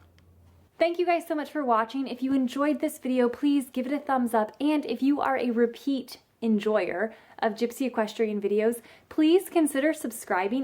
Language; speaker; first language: English; native; English